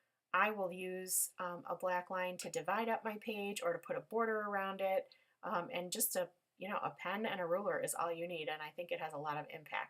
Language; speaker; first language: English; native; English